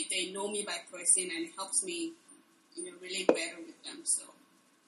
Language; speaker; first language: English; non-native, local second language; Igbo